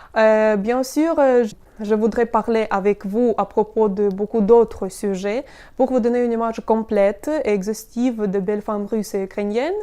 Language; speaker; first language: French; non-native, fluent; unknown